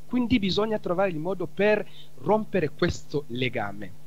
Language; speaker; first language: Italian; non-native, fluent; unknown